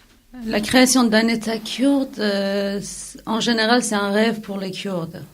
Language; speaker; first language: French; non-native, fluent; Kurdish